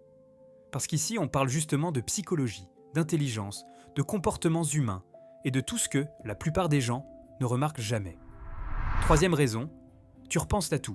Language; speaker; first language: French; native; French